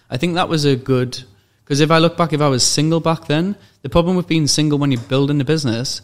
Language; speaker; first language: English; native; English